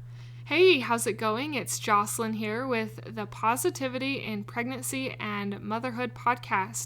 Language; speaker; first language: English; native; English